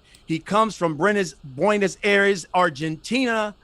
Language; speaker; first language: English; native; English